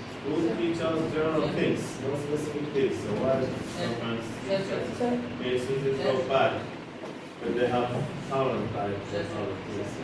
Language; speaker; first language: English; non-native, fluent; Arabic